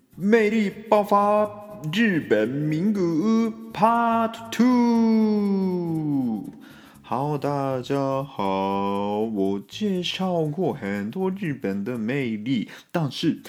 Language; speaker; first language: Chinese; non-native, fluent; Japanese